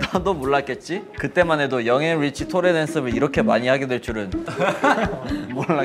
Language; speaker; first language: Korean; native; Korean